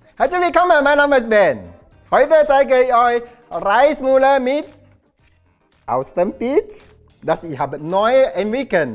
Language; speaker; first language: German; non-native, learner; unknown